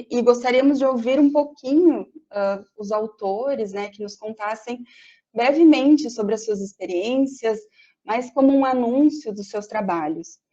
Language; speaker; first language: Portuguese; native; Portuguese